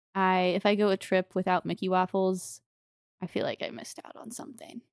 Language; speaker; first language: English; native; English